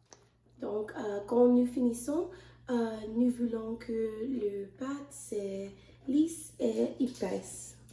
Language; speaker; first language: French; non-native, learner; English